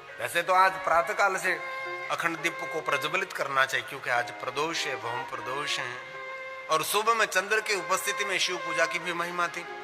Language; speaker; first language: Hindi; non-native, local second language; Gujarati